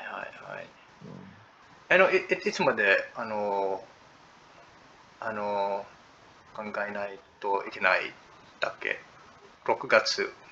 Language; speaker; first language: Japanese; non-native, learner; English